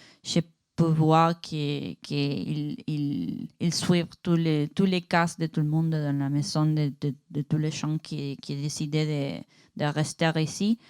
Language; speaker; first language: French; non-native, learner; Spanish